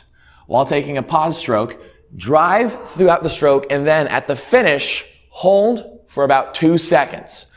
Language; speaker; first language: English; native; English